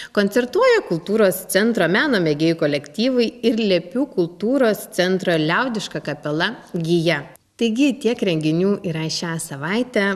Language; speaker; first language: Lithuanian; native; Lithuanian